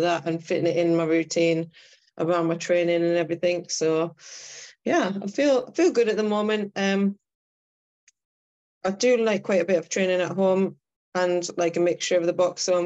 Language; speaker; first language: English; native; English